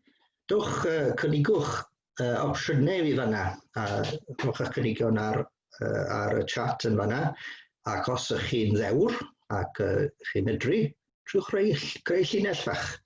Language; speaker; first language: Welsh; native; Welsh